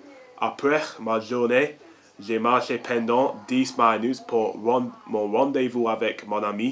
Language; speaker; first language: French; non-native, learner; English